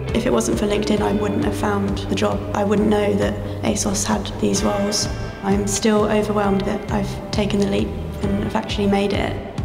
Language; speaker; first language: English; native; English